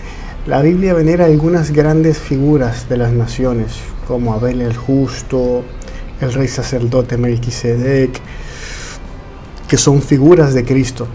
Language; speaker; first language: Spanish; native; Spanish